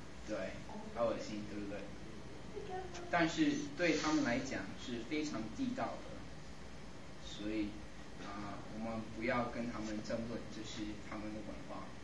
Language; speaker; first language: Chinese; non-native, fluent; English